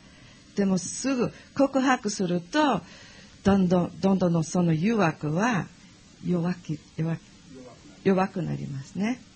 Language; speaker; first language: Japanese; non-native, learner; English